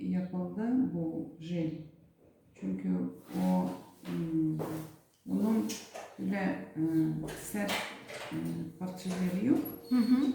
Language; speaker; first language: Turkish; non-native, learner; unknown